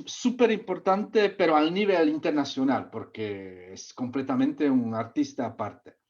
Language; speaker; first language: Spanish; non-native, fluent; Czech